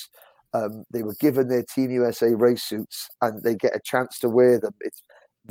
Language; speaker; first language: English; native; English